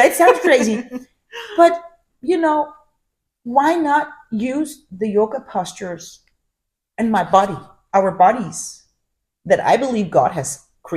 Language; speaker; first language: English; non-native, fluent; Danish